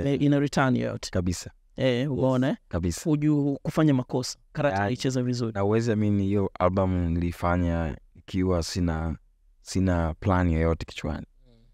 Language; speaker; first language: Swahili; native; Swahili